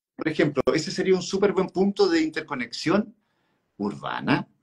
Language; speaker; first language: Spanish; native; Spanish